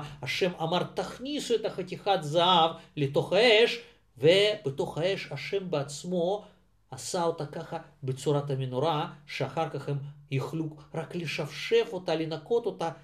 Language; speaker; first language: Hebrew; non-native, fluent; Russian